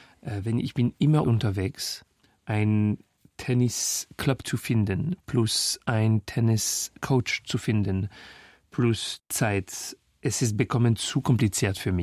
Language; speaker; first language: German; non-native, fluent; French